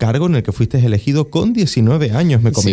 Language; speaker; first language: Spanish; native; Spanish